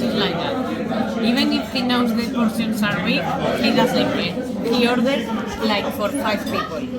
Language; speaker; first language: English; non-native, learner; Spanish